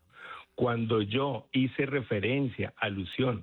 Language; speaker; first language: Spanish; native; Spanish